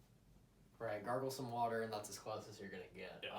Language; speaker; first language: English; native; English